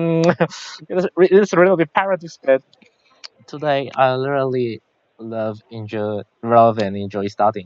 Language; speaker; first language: English; non-native, learner; Korean